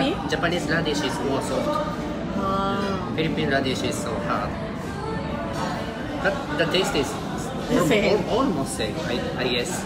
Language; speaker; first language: English; non-native, learner; Japanese